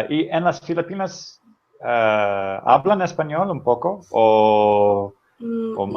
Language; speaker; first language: Spanish; non-native, fluent; English